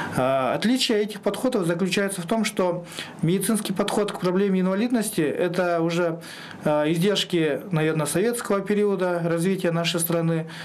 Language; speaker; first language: Russian; non-native, local second language; Kyrgyz